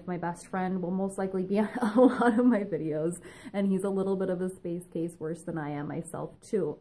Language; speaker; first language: English; native; English